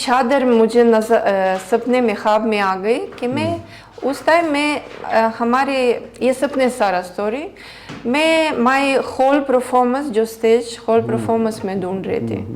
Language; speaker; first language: Hindi; non-native, learner; Greek